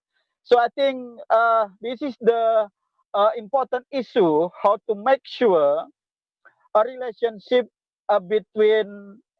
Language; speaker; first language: English; non-native, local second language; Indonesian